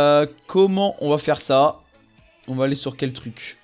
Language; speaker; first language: French; native; French